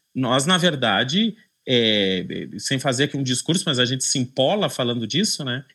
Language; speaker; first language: Portuguese; native; Portuguese